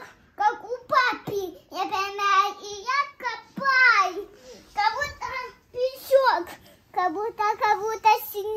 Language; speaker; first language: Russian; early bilingual, heritage; Russian